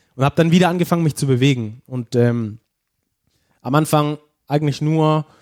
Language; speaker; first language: German; native; German